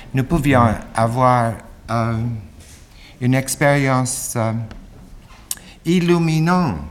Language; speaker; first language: French; non-native, fluent; English